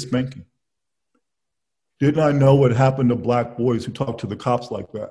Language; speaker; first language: English; native; English